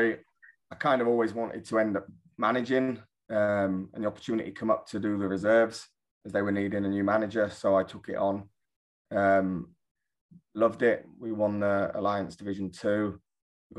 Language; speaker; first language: English; native; English